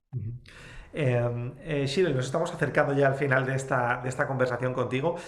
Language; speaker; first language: Spanish; native; Spanish